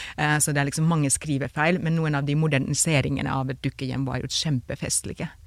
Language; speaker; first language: Norwegian; non-native, fluent; Finnish